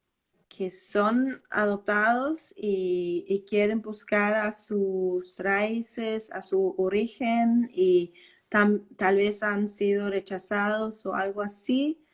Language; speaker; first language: Spanish; non-native, fluent; Danish